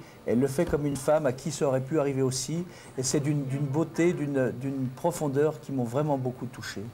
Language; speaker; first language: French; native; French